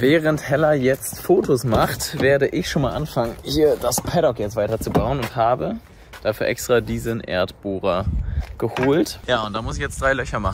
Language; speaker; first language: German; native; German